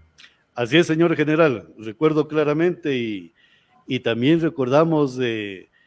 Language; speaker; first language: Spanish; native; Spanish